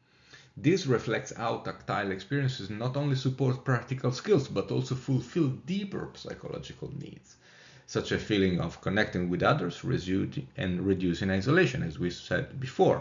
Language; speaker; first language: English; non-native, fluent; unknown